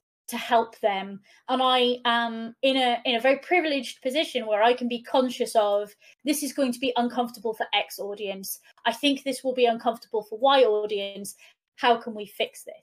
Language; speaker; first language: English; non-native, local second language; Welsh